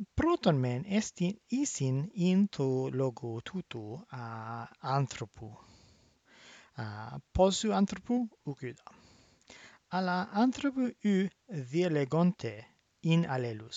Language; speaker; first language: Greek; non-native, fluent; English